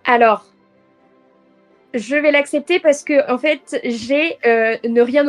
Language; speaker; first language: French; native; French